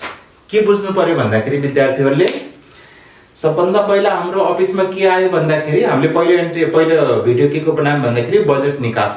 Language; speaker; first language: Nepali; native; Nepali